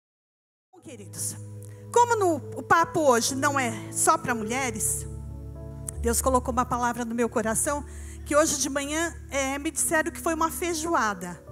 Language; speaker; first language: Portuguese; native; Portuguese